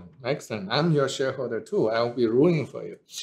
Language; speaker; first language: English; non-native, fluent; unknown